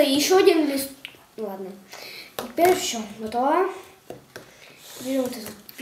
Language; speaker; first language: Russian; native; Russian